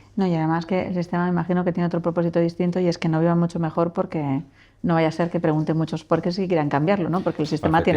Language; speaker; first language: Spanish; native; Spanish